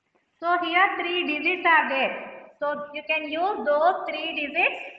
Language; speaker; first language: English; non-native, local second language; Telugu